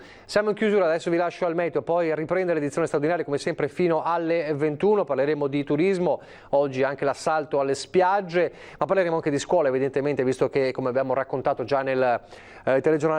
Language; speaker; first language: Italian; native; Italian